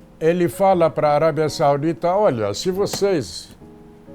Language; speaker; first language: Portuguese; non-native, fluent; Arabic